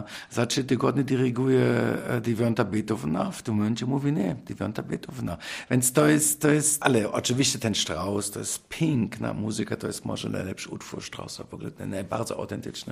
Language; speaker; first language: Polish; non-native, fluent; German